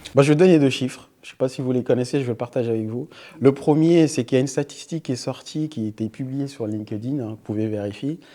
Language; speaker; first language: French; early bilingual, other home language; Fula